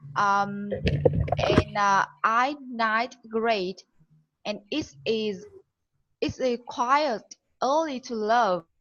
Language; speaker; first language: English; non-native, learner; Vietnamese